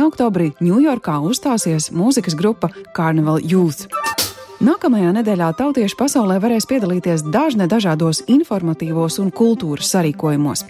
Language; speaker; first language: Latvian; native; Latvian